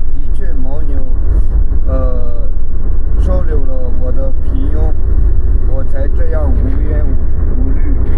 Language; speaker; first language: Chinese; non-native, local second language; Tibetan